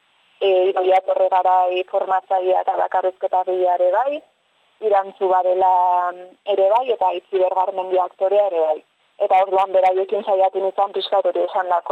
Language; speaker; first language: Basque; native; Basque